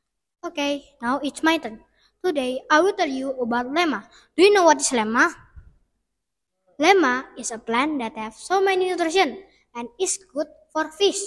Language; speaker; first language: English; non-native, learner; Indonesian